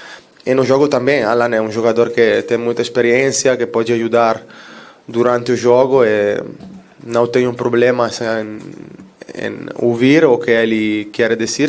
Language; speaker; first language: Portuguese; non-native, fluent; Italian